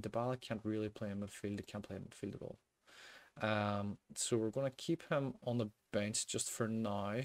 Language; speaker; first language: English; native; English